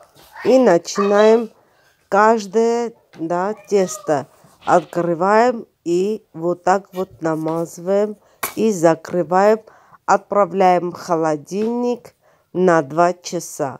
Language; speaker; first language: Russian; non-native, fluent; Armenian